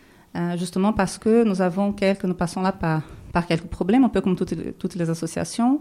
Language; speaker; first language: French; non-native, fluent; Portuguese